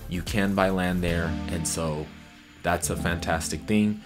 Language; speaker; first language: English; native; English